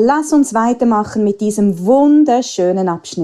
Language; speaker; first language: German; native; German